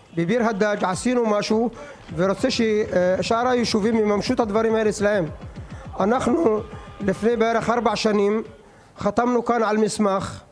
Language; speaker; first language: Hebrew; non-native, local second language; Arabic